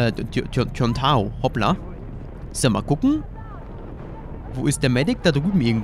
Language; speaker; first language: German; native; German